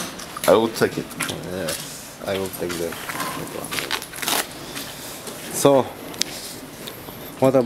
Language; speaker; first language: English; non-native, learner; Russian